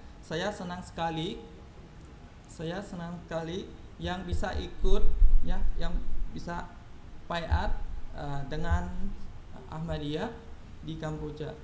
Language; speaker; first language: Indonesian; non-native, learner; Khmer